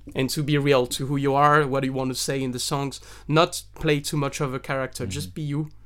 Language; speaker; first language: English; non-native, fluent; French